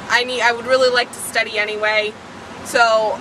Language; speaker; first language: English; native; English